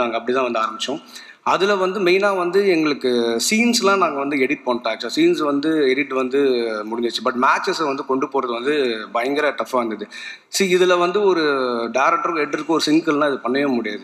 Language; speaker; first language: Tamil; native; Tamil